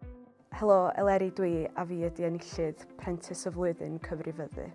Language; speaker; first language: Welsh; native; Welsh